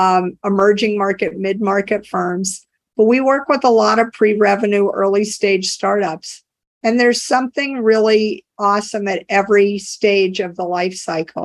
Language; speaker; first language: English; native; English